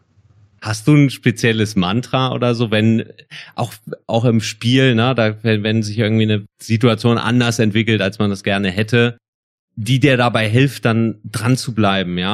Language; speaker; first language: German; native; German